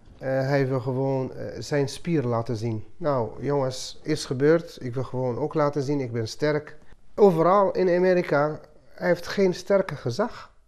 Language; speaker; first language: Dutch; non-native, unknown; Arabic